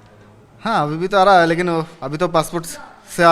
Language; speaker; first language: Hindi; non-native, local second language; Bangla